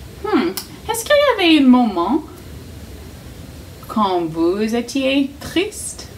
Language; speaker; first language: French; non-native, fluent; English